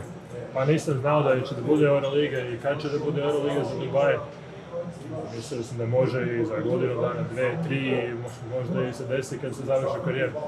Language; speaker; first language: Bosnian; non-native, fluent; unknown